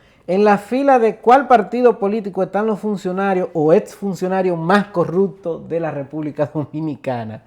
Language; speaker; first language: Spanish; native; Spanish